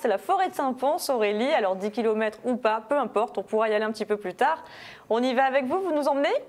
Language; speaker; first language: French; native; French